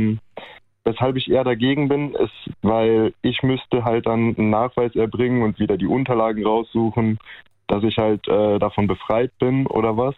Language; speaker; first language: German; native; German